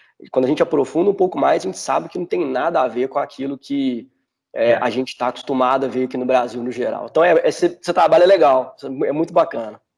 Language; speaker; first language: Portuguese; native; Portuguese